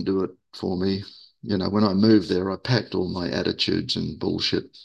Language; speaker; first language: English; native; English